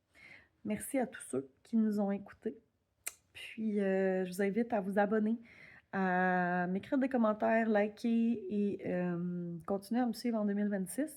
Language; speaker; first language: French; native; French